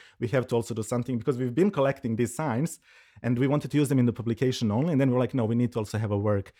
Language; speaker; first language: English; non-native, fluent; Serbian